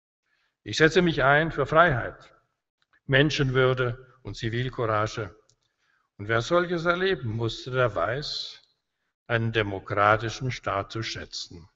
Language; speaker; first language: German; native; German